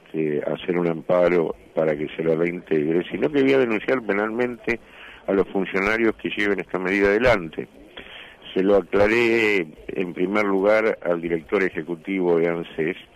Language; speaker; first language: Spanish; native; Spanish